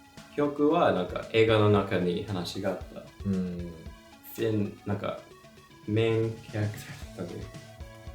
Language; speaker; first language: Japanese; non-native, learner; English